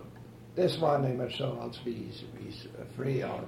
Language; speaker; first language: German; early bilingual, heritage; German